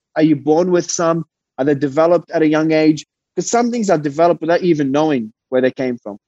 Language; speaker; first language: English; early bilingual, other home language; Arabic